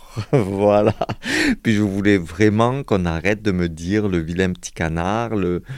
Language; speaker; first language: French; native; French